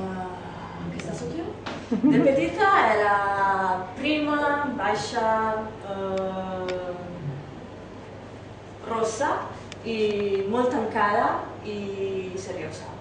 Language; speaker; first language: Catalan; non-native, learner; Italian